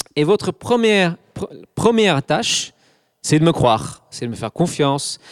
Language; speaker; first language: French; non-native, fluent; English